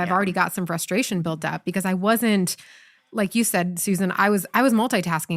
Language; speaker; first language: English; native; English